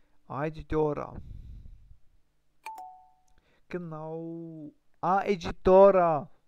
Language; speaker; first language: Portuguese; non-native, learner; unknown